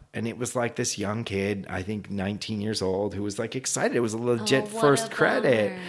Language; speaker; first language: English; native; English